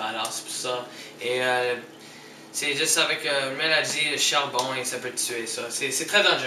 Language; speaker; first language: French; non-native, learner; English